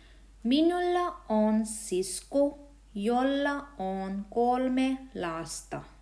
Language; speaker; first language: Finnish; non-native, fluent; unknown